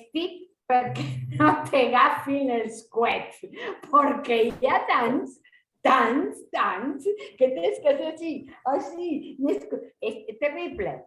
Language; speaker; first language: Catalan; non-native, fluent; Spanish